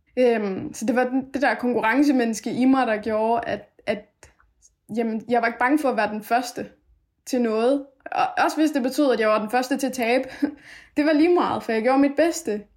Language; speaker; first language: Danish; early bilingual, other home language; Persian